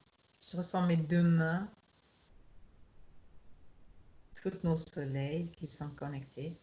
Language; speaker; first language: French; non-native, fluent; German